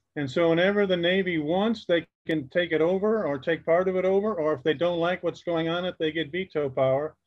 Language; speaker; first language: English; native; English